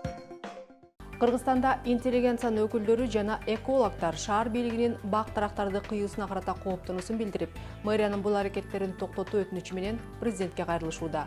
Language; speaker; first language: Kyrgyz; native; Kyrgyz